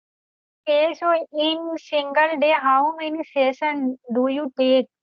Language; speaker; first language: English; non-native, learner; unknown